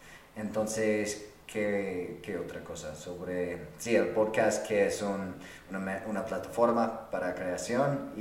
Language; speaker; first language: Spanish; non-native, fluent; English